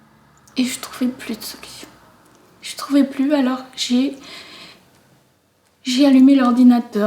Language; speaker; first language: French; native; French